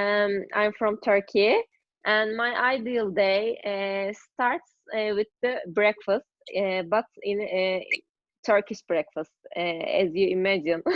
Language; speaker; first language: English; non-native, learner; Turkish